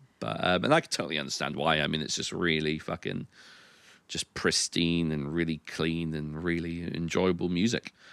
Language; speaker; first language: English; native; English